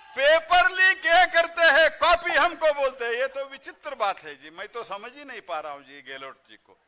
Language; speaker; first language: Hindi; non-native, local second language; Kannada